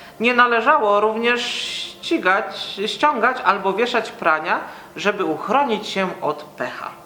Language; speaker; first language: Polish; native; Polish